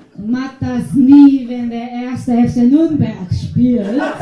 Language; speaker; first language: German; non-native, learner; Portuguese